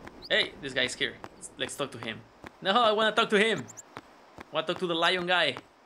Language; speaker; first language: English; non-native, fluent; Spanish